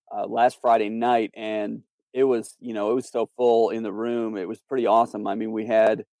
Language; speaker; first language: English; native; English